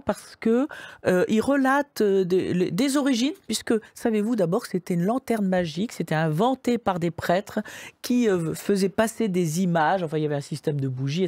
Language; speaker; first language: French; native; French